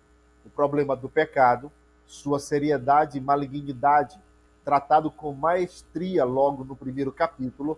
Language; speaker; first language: Portuguese; native; Portuguese